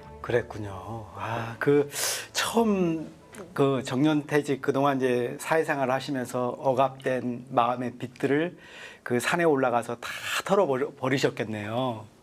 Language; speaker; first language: Korean; native; Korean